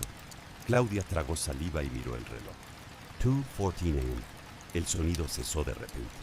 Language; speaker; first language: Spanish; native; Spanish